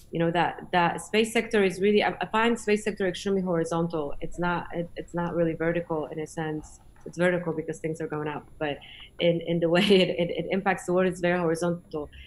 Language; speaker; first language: English; non-native, fluent; Polish